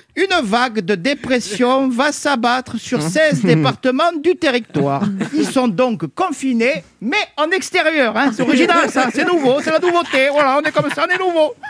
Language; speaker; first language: French; native; French